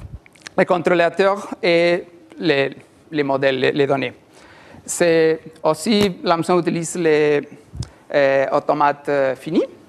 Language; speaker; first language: French; non-native, learner; Spanish